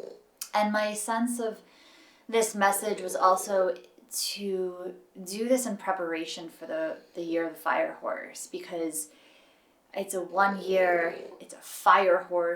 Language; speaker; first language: English; native; English